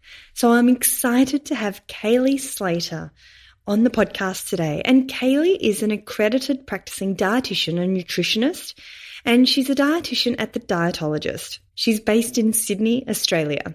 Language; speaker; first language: English; native; English